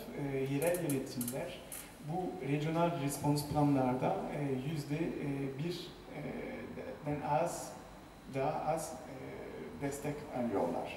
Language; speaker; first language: Turkish; non-native, fluent; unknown